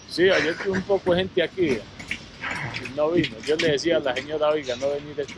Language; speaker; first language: Spanish; native; Spanish